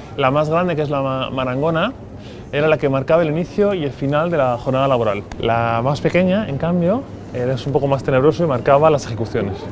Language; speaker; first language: Spanish; native; Spanish